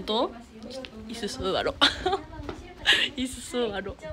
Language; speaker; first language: Japanese; native; Japanese